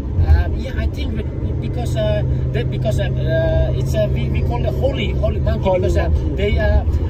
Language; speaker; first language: English; non-native, learner; Indonesian